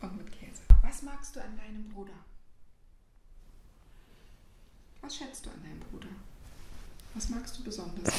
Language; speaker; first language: German; native; German